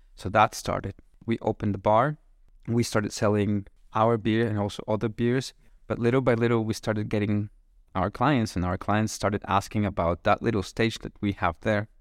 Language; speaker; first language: English; non-native, fluent; Spanish